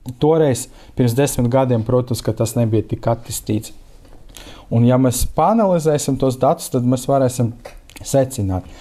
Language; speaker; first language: Latvian; non-native, local second language; Russian